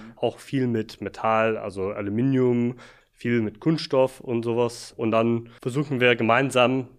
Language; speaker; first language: German; non-native, fluent; English